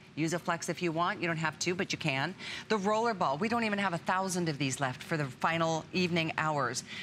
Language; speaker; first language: English; native; English